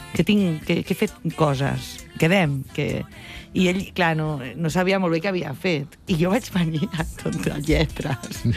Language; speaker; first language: Catalan; non-native, local second language; Spanish